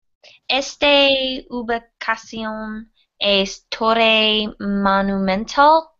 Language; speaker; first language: Spanish; non-native, learner; English